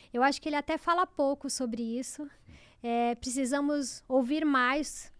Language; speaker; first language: Portuguese; native; Portuguese